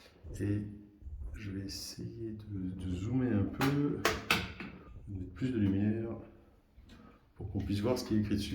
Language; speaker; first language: French; native; French